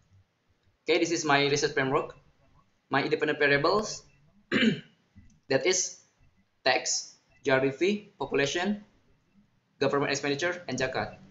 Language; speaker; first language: English; non-native, learner; Indonesian